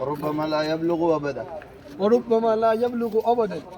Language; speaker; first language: Arabic; non-native, fluent; Urdu